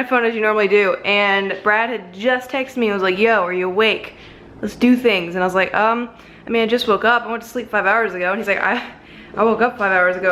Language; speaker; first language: English; native; English